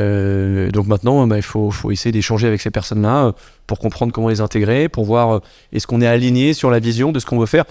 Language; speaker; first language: French; native; French